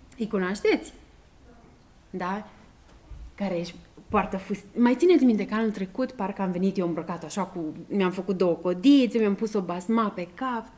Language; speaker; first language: Romanian; native; Romanian